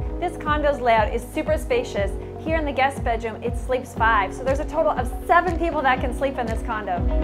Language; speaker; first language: English; native; English